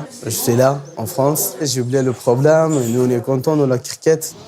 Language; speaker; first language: French; non-native, learner; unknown